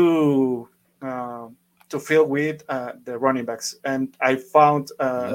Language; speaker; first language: English; non-native, fluent; Spanish